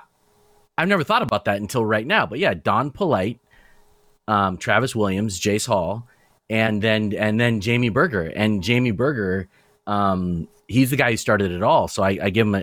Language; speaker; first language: English; native; English